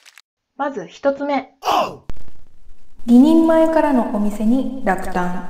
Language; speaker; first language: Japanese; native; Japanese